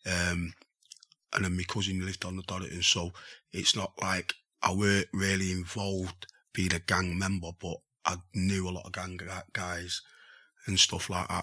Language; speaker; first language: English; native; English